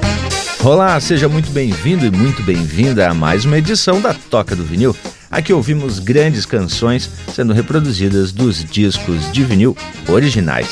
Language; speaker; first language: Portuguese; native; Portuguese